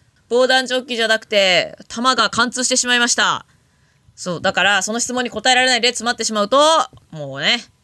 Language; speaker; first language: Japanese; native; Japanese